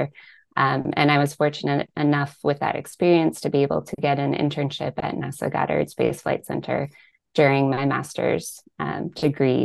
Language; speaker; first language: English; native; English